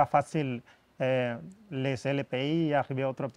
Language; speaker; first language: French; non-native, learner; Spanish